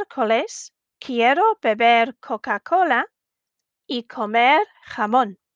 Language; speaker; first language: Spanish; non-native, fluent; English